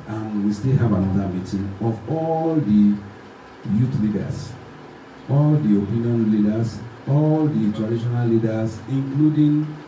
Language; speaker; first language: English; non-native, local second language; Yoruba